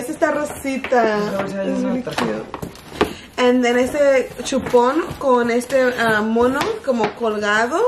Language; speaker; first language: Spanish; early bilingual, heritage; Spanish